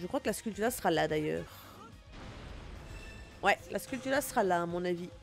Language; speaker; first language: French; native; French